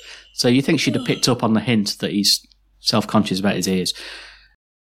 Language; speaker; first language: English; native; English